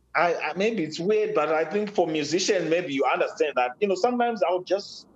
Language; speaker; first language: English; non-native, local second language; Shona